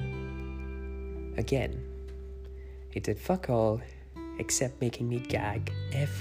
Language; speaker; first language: English; non-native, local second language; Hindi